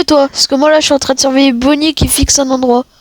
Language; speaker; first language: French; native; French